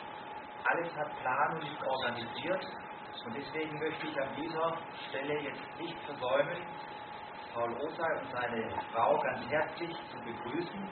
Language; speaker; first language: German; native; German